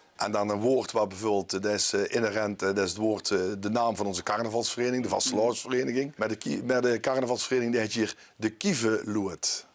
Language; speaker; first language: Dutch; native; Dutch